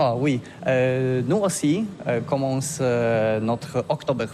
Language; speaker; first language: French; non-native, learner; Polish